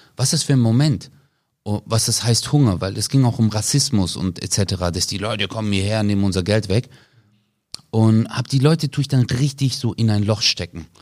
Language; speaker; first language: German; early bilingual, other home language; Turkish